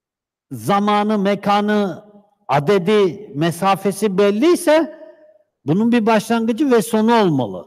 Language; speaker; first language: Turkish; native; Turkish